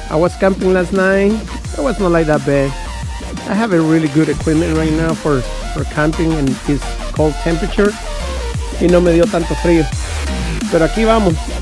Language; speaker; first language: English; non-native, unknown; Spanish